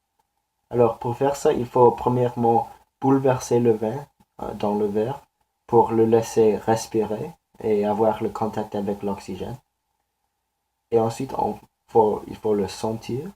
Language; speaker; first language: French; non-native, learner; English